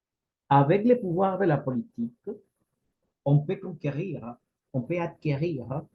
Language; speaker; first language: French; non-native, fluent; Spanish